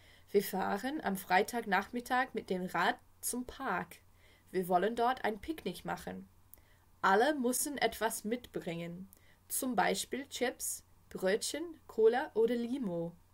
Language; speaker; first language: German; non-native, fluent; English